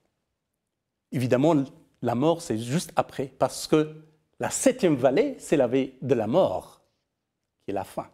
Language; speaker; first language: French; non-native, fluent; Persian